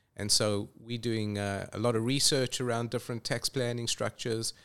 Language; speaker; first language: English; native; English